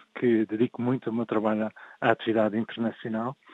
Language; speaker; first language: Portuguese; early bilingual, other home language; English